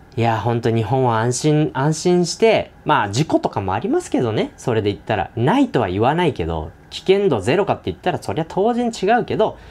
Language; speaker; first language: Japanese; native; Japanese